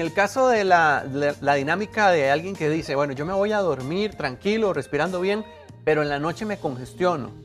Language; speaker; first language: Spanish; native; Spanish